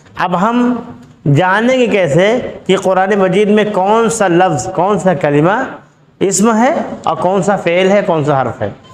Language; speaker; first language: Hindi; native; Hindi